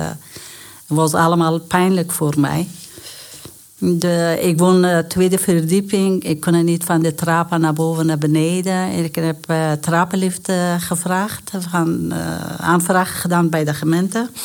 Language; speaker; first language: Dutch; non-native, learner; Persian